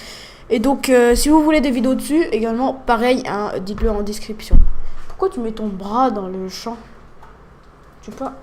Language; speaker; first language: French; native; French